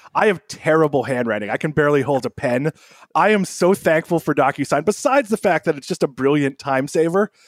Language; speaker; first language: English; native; English